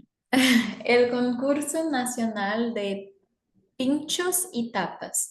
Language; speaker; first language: Spanish; non-native, learner; Portuguese